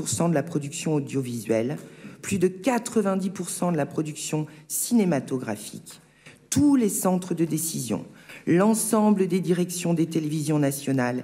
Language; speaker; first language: French; native; French